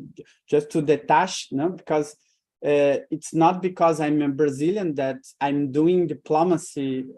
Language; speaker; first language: English; non-native, fluent; Portuguese